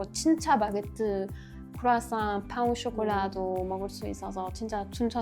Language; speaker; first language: Korean; non-native, learner; French